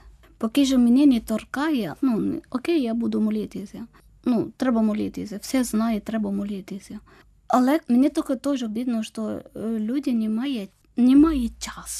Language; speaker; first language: Ukrainian; non-native, learner; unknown